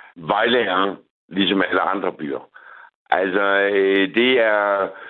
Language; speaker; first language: Danish; native; Danish